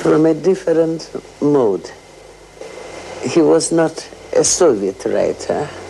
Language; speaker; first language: English; non-native, fluent; Russian